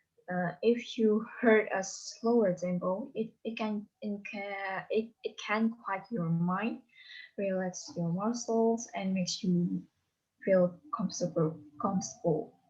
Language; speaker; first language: English; non-native, learner; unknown